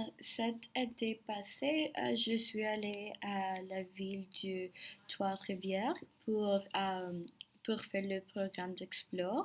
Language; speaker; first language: French; non-native, learner; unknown